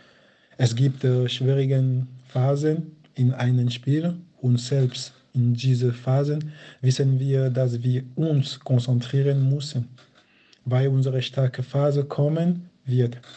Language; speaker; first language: German; non-native, fluent; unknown